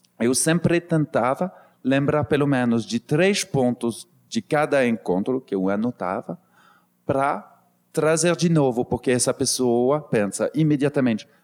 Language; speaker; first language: Portuguese; non-native, fluent; French